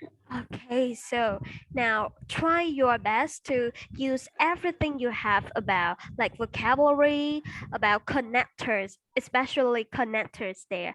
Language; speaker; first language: English; non-native, fluent; Vietnamese